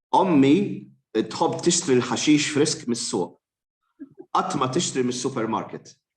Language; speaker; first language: Arabic; non-native, fluent; English